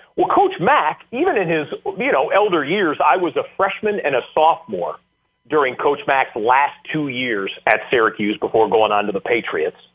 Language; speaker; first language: English; native; English